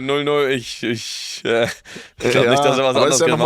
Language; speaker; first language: German; native; German